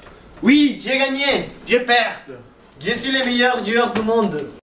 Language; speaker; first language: French; non-native, learner; Spanish